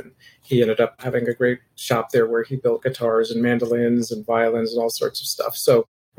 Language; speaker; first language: English; native; English